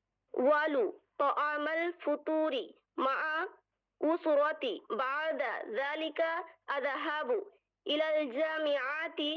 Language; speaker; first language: Arabic; non-native, learner; Bangla